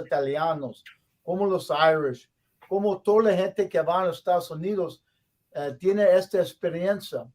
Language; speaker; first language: Spanish; non-native, learner; English